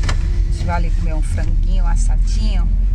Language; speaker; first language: Portuguese; native; Portuguese